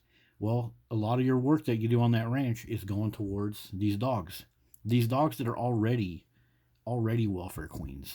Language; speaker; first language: English; native; English